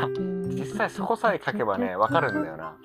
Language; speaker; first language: Japanese; native; Japanese